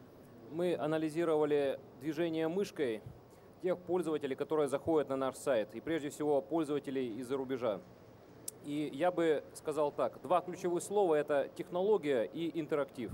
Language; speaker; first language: Russian; native; Russian